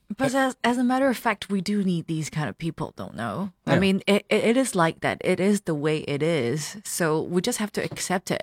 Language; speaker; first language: English; non-native, local second language; Cantonese